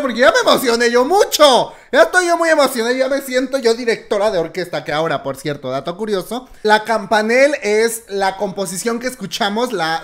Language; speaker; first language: Spanish; native; Spanish